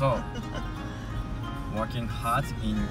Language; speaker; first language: English; non-native, learner; Japanese